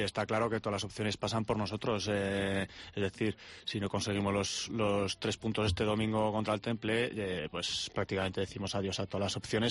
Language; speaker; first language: Spanish; native; Spanish